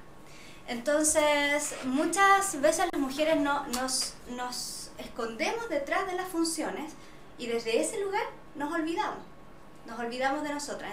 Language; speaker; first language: Spanish; native; Spanish